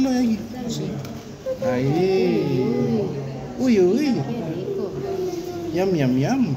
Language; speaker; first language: Spanish; non-native, learner; Filipino